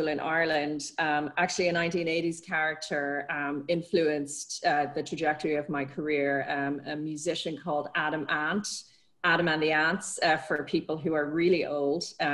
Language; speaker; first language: English; native; English